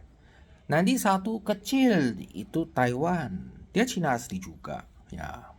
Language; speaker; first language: Indonesian; non-native, fluent; Chinese